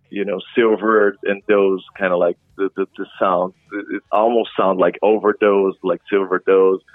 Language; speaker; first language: English; non-native, fluent; Portuguese